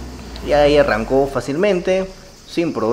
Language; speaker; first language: Spanish; native; Spanish